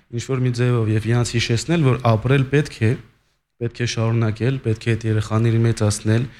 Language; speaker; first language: Armenian; native; Armenian